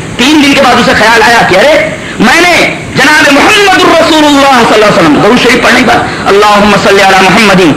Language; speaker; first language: Urdu; native; Urdu